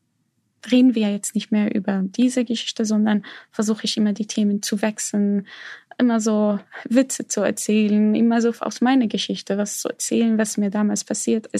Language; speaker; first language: German; non-native, fluent; Arabic